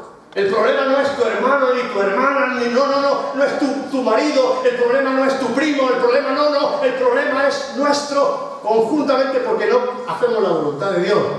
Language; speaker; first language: Spanish; native; Spanish